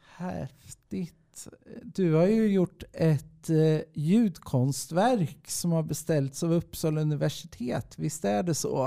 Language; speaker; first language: Swedish; native; Swedish